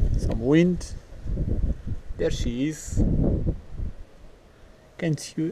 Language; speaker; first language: English; non-native, learner; Portuguese